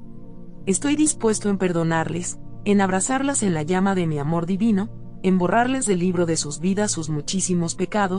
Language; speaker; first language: Spanish; native; Spanish